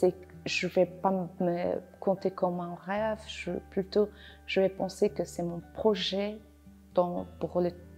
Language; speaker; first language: French; non-native, learner; Persian